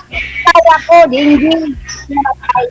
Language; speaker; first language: Filipino; non-native, local second language; Cebuano